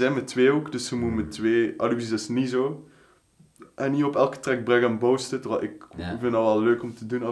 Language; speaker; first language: Dutch; native; Dutch